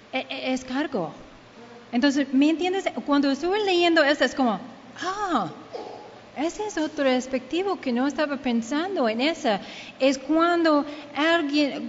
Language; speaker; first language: Spanish; early bilingual, heritage; Spanish